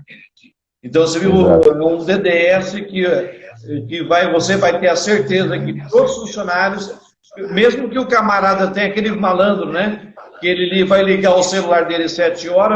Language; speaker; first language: Portuguese; native; Portuguese